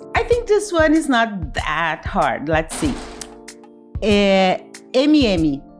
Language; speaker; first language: English; non-native, fluent; Portuguese